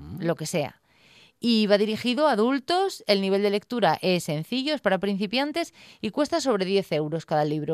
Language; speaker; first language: Spanish; native; Spanish